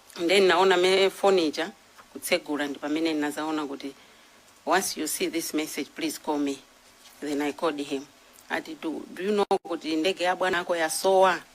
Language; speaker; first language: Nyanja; non-native, local second language; Tumbuka